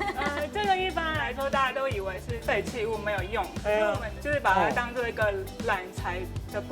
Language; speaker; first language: Chinese; native; Chinese